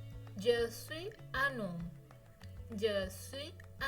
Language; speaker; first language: French; non-native, fluent; Indonesian